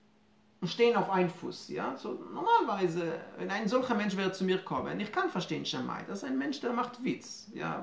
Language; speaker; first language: German; non-native, fluent; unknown